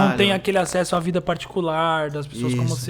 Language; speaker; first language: Portuguese; native; Portuguese